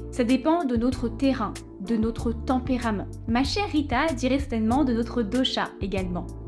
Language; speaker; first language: French; native; French